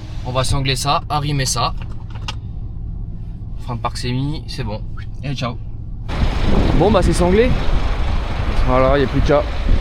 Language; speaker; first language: French; native; French